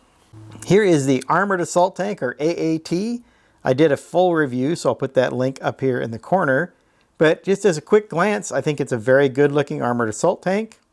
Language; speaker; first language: English; native; English